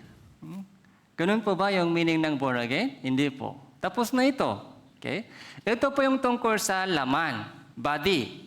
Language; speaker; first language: Filipino; non-native, fluent; Korean